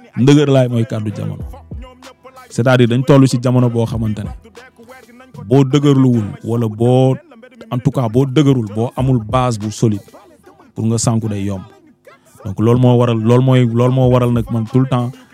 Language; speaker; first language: Wolof; native; Wolof